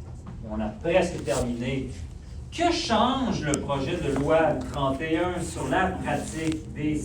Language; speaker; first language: French; native; French